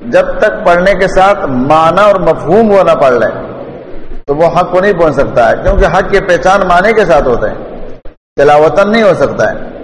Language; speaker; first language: Urdu; non-native, local second language; Pashto